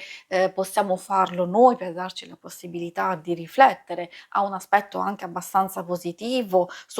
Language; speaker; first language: Italian; native; Italian